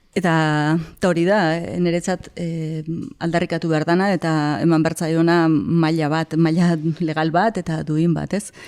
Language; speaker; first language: Basque; native; Basque